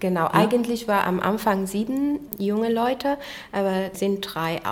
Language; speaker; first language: German; non-native, fluent; Arabic